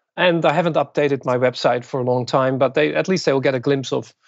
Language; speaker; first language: English; non-native, fluent; Dutch